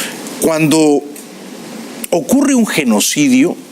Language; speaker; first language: Spanish; native; Spanish